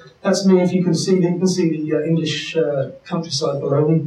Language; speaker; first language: English; native; English